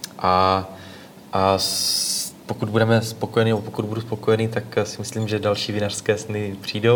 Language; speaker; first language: Czech; native; Czech